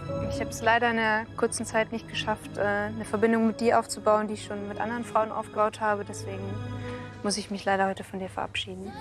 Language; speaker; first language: German; native; German